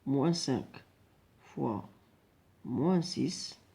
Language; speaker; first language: French; non-native, local second language; Arabic